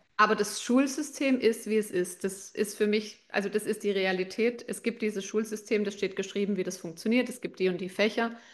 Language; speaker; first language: German; native; German